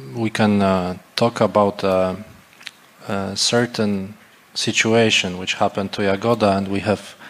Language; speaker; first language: English; non-native, fluent; Polish